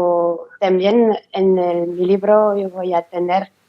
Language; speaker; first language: Spanish; non-native, learner; French